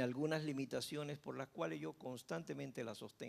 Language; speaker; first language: Spanish; native; Spanish